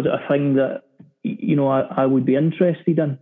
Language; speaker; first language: English; native; English